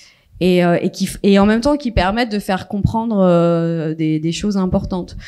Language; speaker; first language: French; native; French